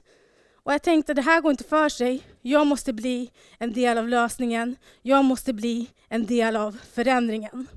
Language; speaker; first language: Swedish; early bilingual, other home language; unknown